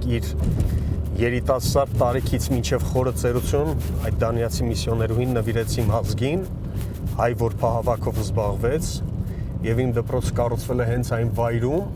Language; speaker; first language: Armenian; early bilingual, heritage; Armenian